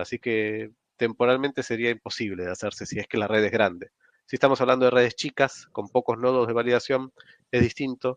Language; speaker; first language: Spanish; native; Spanish